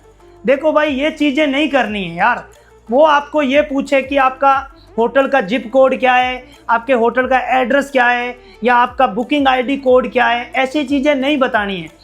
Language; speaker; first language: Hindi; native; Hindi